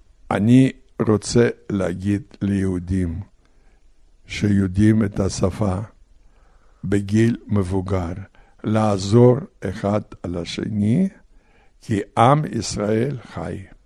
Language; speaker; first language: Hebrew; non-native, fluent; Polish